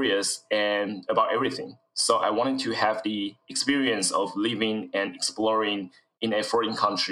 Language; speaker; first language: English; non-native, fluent; Chinese